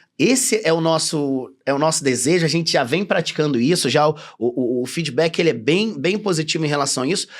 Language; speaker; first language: Portuguese; native; Portuguese